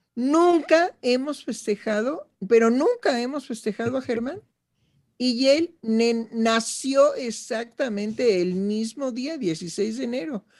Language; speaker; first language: Spanish; native; Spanish